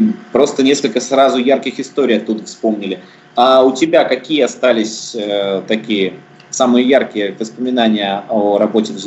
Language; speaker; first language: Russian; native; Russian